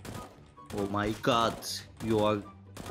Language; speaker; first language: English; non-native, learner; Turkish